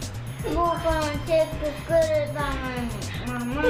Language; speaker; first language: Japanese; early bilingual, heritage; Japanese